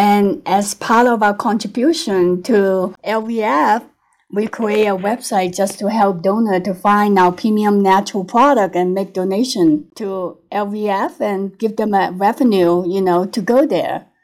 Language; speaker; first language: English; non-native, local second language; Cantonese